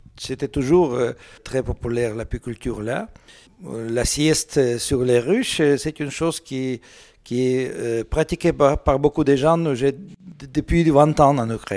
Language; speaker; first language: French; non-native, learner; Russian